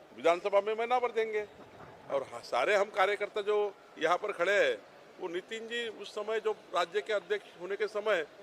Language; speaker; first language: Hindi; non-native, local second language; Marathi